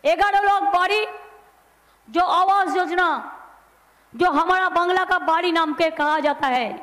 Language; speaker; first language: Hindi; non-native, local second language; Bangla